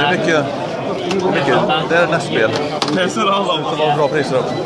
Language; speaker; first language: Swedish; native; Swedish